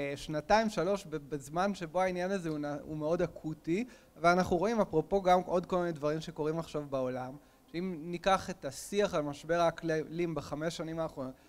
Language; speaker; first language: Hebrew; native; Hebrew